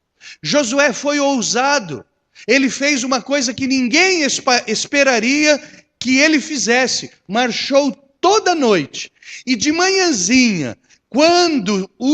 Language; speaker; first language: Portuguese; native; Portuguese